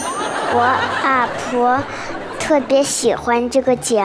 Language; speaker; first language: Chinese; early bilingual, heritage; Chinese